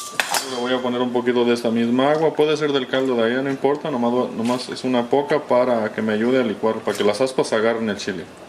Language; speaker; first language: Spanish; native; Spanish